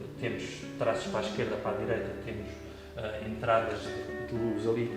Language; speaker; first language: Portuguese; native; Portuguese